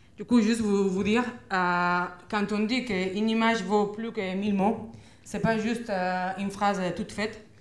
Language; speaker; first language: French; non-native, fluent; Spanish